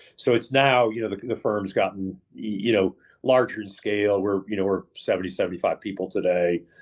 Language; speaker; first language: English; native; English